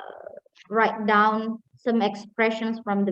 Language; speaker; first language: English; non-native, fluent; Indonesian